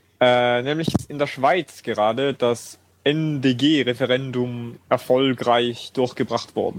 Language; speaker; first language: German; native; German